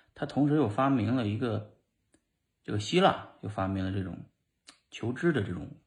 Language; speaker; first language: Chinese; native; Chinese